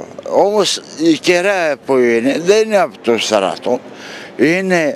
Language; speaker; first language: Greek; non-native, local second language; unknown